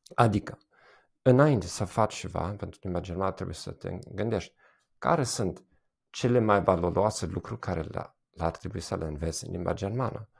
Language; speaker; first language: Romanian; non-native, fluent; German